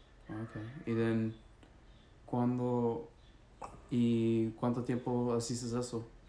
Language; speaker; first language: Spanish; early bilingual, heritage; Spanish